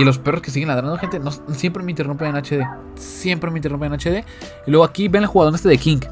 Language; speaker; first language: Spanish; native; Spanish